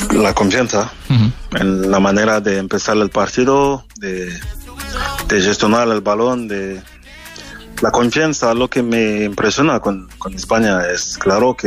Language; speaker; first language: Spanish; non-native, fluent; French